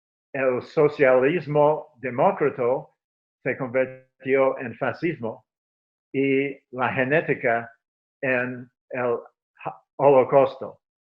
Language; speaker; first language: Spanish; non-native, fluent; English